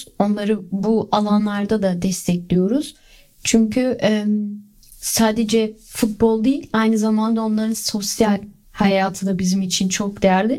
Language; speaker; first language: Turkish; early bilingual, other home language; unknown